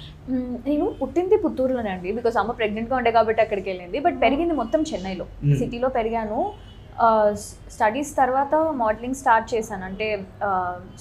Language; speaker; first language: Telugu; native; Telugu